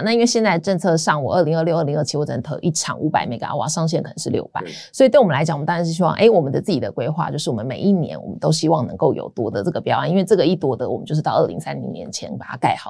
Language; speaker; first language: Chinese; native; Chinese